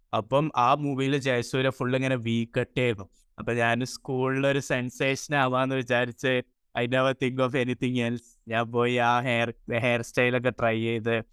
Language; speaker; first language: Malayalam; early bilingual, heritage; Malayalam